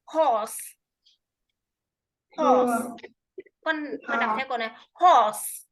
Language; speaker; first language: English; non-native, fluent; Vietnamese